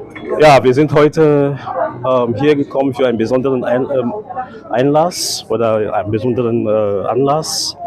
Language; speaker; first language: German; non-native, fluent; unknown